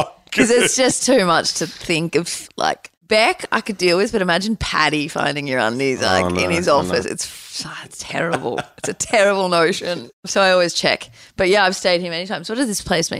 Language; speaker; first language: English; native; English